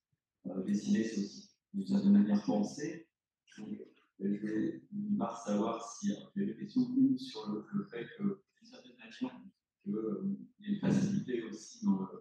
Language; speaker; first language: French; native; French